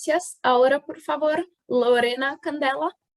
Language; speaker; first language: Spanish; non-native, fluent; Portuguese